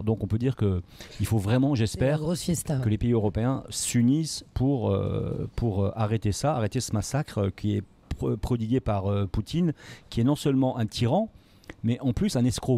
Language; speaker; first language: French; native; French